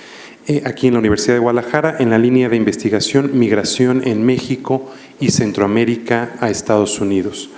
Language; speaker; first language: Spanish; native; Spanish